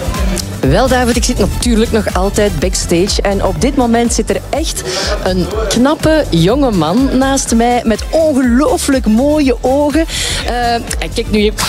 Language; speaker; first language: Dutch; native; Dutch